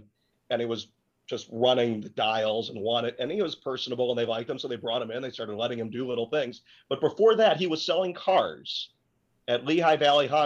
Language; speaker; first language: English; native; English